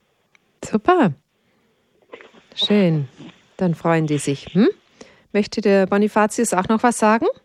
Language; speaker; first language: German; native; German